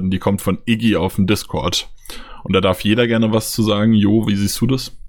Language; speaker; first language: German; native; German